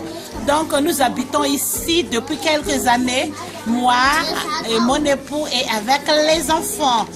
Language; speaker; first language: French; non-native, local second language; Malagasy